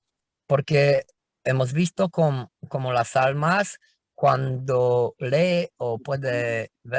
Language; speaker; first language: Spanish; non-native, fluent; Romanian